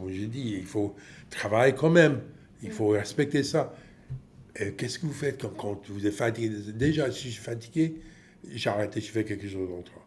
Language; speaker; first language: French; non-native, fluent; English